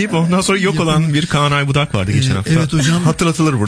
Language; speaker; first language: Turkish; native; Turkish